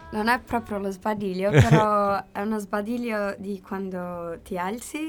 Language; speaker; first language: Italian; non-native, fluent; Portuguese